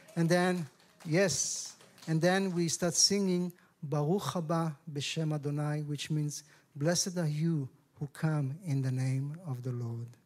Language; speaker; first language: English; non-native, fluent; Hebrew